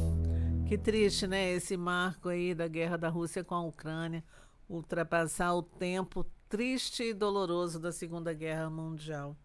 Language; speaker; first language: Portuguese; native; Portuguese